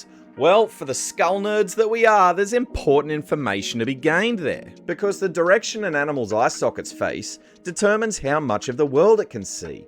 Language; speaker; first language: English; native; English